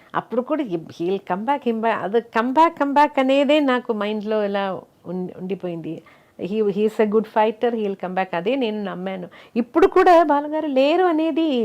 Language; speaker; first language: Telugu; non-native, local second language; Malayalam